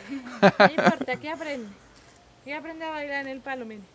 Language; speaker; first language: Spanish; native; Spanish